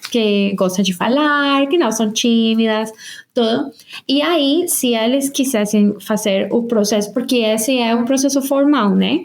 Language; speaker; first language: Portuguese; non-native, fluent; Spanish